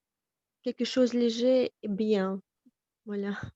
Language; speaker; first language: French; non-native, fluent; Russian